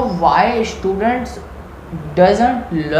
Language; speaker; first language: English; non-native, learner; Hindi